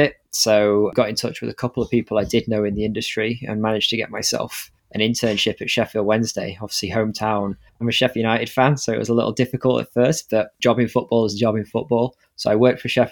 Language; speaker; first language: English; native; English